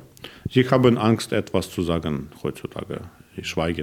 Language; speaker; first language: German; non-native, learner; Russian